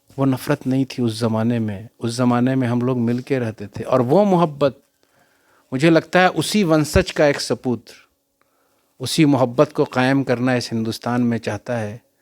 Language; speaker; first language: Hindi; native; Hindi